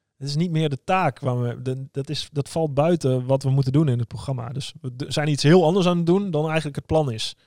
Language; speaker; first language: Dutch; native; Dutch